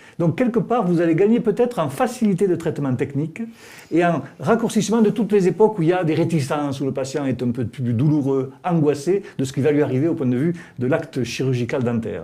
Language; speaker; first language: French; native; French